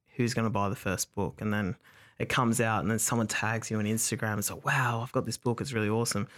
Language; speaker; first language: English; native; English